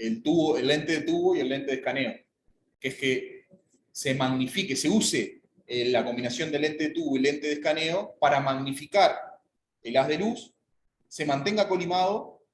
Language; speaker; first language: Spanish; native; Spanish